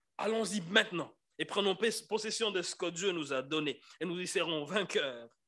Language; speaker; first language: French; non-native, local second language; Lingala